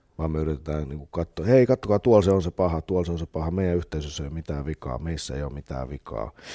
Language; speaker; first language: Finnish; native; Finnish